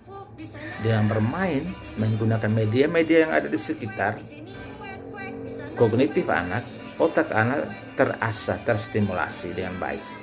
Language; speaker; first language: Indonesian; native; Indonesian